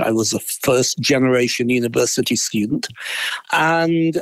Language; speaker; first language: English; native; English